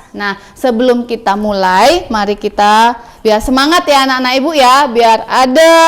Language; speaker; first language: Indonesian; native; Indonesian